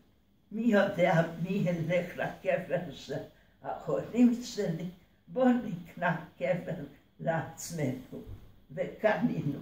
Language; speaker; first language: Hebrew; early bilingual, other home language; Hungarian